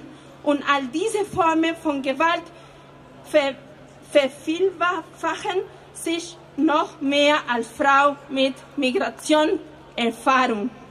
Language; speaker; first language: German; non-native, fluent; Spanish